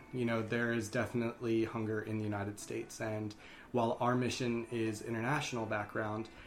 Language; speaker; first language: English; native; English